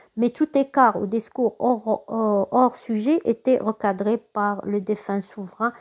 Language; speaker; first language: French; non-native, local second language; Arabic